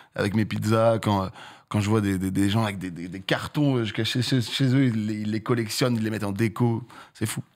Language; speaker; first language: French; native; French